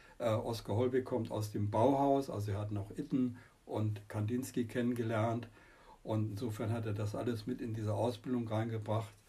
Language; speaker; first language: German; non-native, fluent; Persian